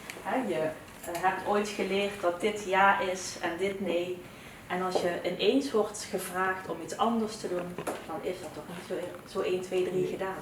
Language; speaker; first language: Dutch; early bilingual, other home language; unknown